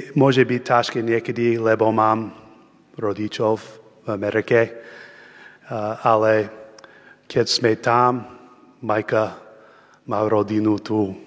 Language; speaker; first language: Slovak; non-native, learner; English